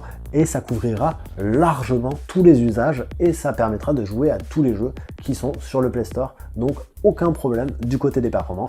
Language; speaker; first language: French; native; French